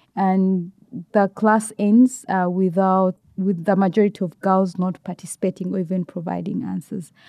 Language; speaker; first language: English; non-native, local second language; Ganda